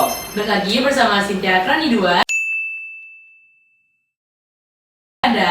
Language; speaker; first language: Indonesian; non-native, local second language; Minangkabau